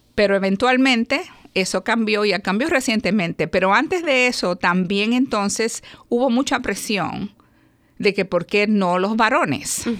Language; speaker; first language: Spanish; native; Spanish